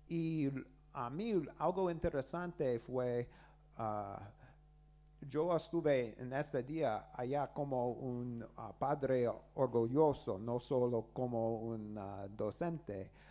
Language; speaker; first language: Spanish; non-native, learner; English